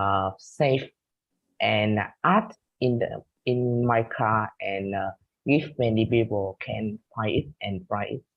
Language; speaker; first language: English; non-native, learner; Vietnamese